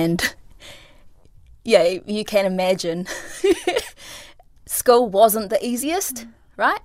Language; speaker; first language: English; early bilingual, other home language; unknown